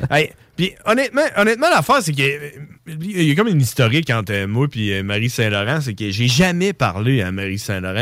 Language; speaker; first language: French; native; French